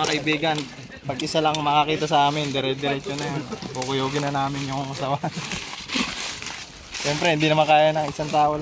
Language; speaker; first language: Filipino; native; Filipino